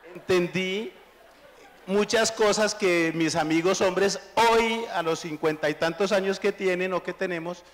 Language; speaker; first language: Spanish; native; Spanish